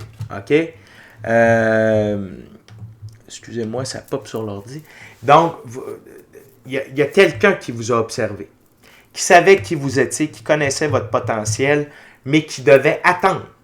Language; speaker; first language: French; native; French